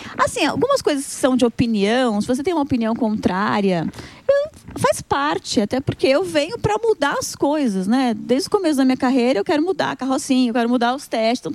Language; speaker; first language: Portuguese; native; Portuguese